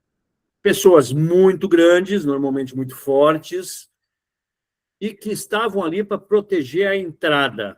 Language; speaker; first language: Portuguese; native; Portuguese